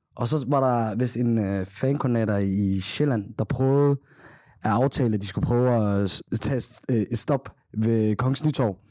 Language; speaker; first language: Danish; early bilingual, other home language; Somali